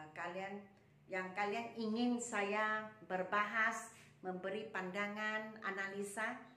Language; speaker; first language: Malay; native; Malay